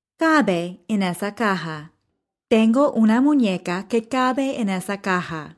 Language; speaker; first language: Spanish; non-native, fluent; English